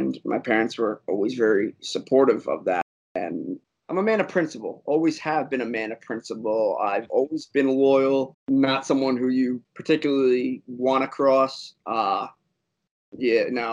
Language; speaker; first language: English; native; English